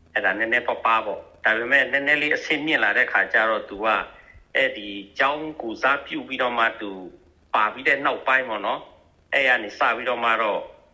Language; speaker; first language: Burmese; non-native, local second language; Shan